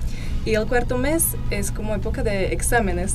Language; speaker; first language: Spanish; non-native, fluent; Slovak